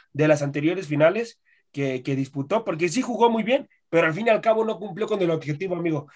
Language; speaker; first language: Spanish; native; Spanish